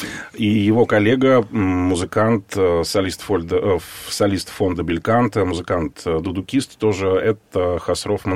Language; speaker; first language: Russian; native; Russian